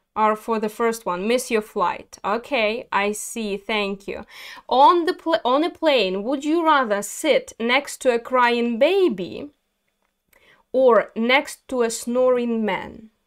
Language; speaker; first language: English; non-native, fluent; Ukrainian